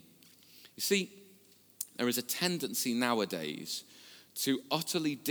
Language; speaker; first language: English; native; English